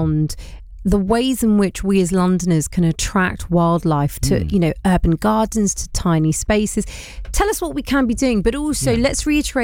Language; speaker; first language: English; native; English